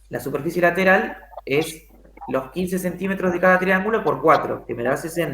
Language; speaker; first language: Spanish; native; Spanish